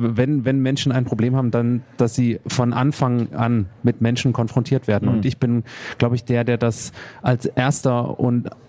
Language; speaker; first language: German; native; German